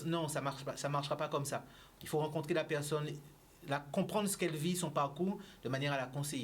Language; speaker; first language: French; native; French